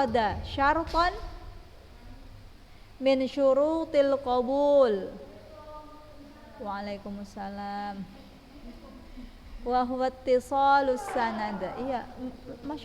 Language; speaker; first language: Arabic; non-native, fluent; Indonesian